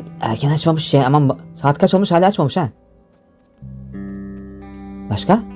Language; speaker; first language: Turkish; native; Turkish